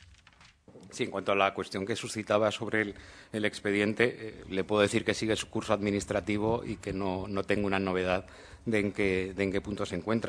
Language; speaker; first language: Spanish; native; Spanish